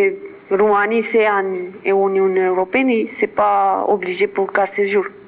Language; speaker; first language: French; non-native, learner; Romanian